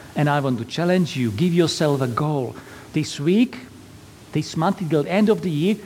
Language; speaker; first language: English; non-native, fluent; Slovak